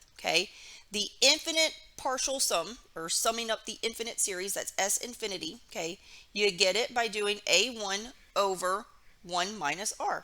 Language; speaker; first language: English; native; English